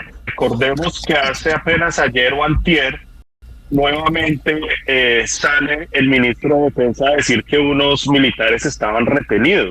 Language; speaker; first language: Spanish; native; Spanish